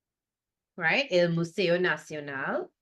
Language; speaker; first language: Spanish; non-native, fluent; English